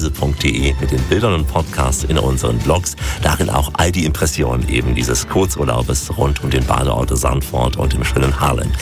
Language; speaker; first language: German; native; German